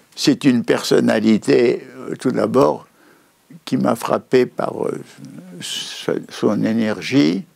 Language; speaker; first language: French; native; French